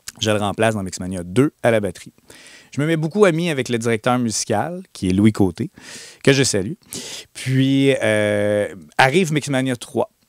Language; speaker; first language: French; native; French